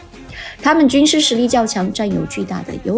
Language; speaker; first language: Chinese; native; Chinese